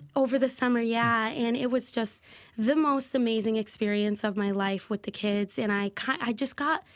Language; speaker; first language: English; native; English